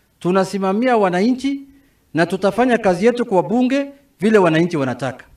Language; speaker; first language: Swahili; non-native, local second language; Somali